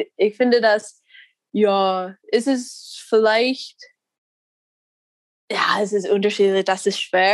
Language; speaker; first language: German; non-native, learner; English